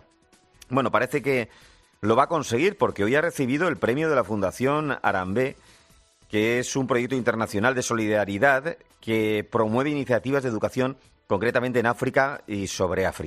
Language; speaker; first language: Spanish; native; Spanish